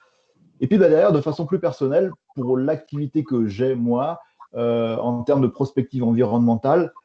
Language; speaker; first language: French; native; French